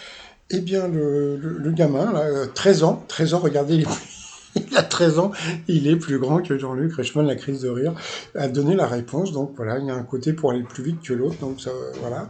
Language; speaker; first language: French; native; French